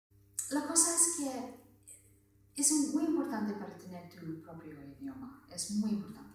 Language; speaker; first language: Spanish; non-native, fluent; English